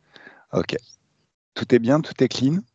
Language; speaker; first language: French; native; French